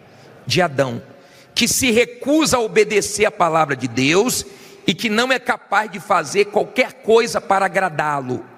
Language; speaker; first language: Portuguese; native; Portuguese